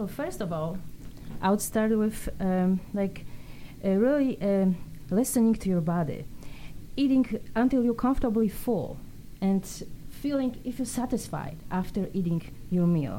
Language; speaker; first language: English; non-native, fluent; Polish